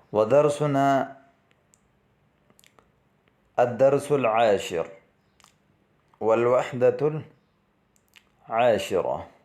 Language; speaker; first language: Arabic; non-native, fluent; Urdu